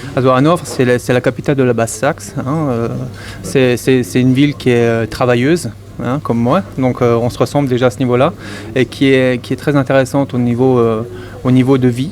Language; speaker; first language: French; native; French